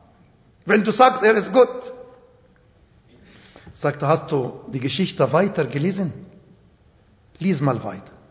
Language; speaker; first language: German; non-native, fluent; Arabic